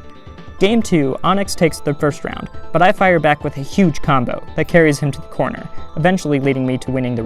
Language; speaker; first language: English; native; English